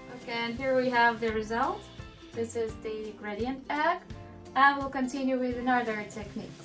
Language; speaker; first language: English; non-native, fluent; Russian